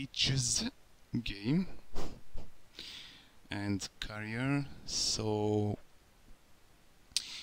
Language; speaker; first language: English; non-native, learner; Hungarian